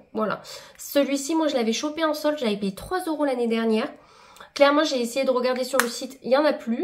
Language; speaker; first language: French; native; French